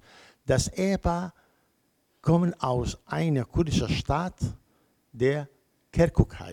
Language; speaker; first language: German; non-native, learner; Kurdish